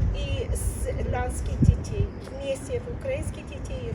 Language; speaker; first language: Russian; non-native, learner; English